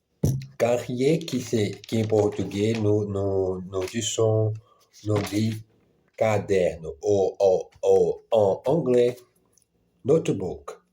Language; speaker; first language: French; non-native, learner; Portuguese